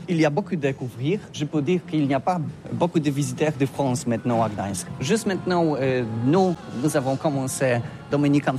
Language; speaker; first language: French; non-native, learner; Polish